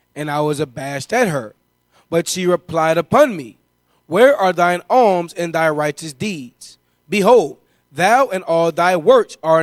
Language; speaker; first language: English; native; English